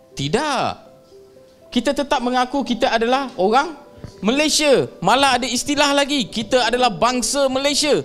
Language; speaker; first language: Malay; non-native, local second language; Tamil